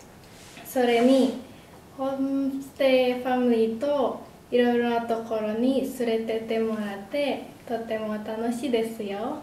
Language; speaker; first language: Japanese; non-native, learner; Indonesian